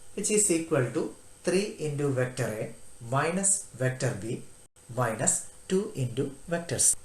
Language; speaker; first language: English; non-native, local second language; Malayalam